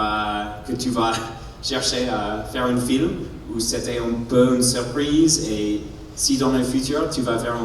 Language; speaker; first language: French; non-native, learner; English